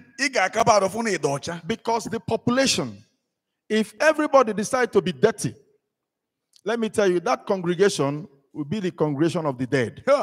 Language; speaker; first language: English; non-native, local second language; Igbo